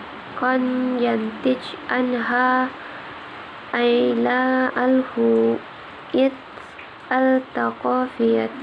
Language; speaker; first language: Arabic; non-native, learner; Indonesian